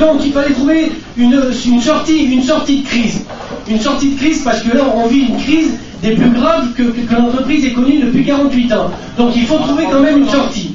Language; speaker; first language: French; native; French